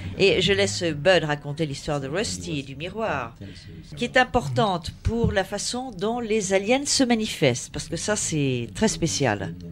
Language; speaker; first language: French; native; French